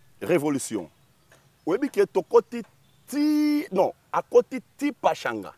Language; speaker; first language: Lingala; native; Lingala